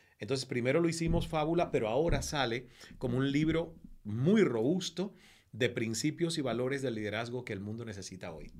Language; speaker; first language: Spanish; native; Spanish